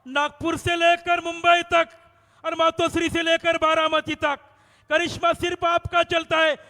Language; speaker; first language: Hindi; non-native, local second language; Marathi